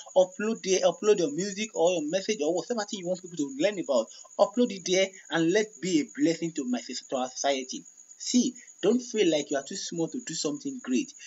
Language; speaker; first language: English; non-native, local second language; Yoruba